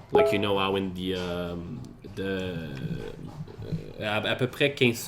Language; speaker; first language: French; native; French